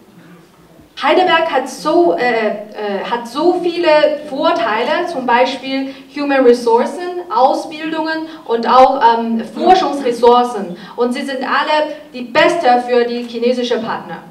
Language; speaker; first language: German; non-native, fluent; Chinese